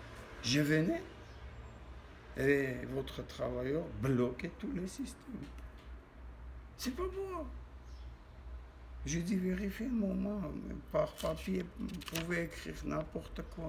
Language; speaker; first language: French; non-native, learner; Armenian